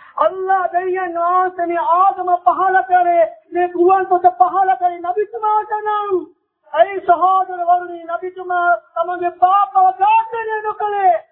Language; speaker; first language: Sinhala; non-native, local second language; Tamil